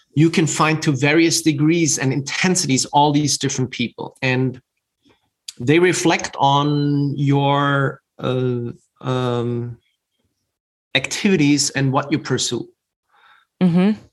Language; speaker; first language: English; non-native, fluent; German